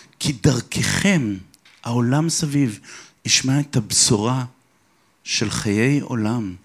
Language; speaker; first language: Hebrew; early bilingual, other home language; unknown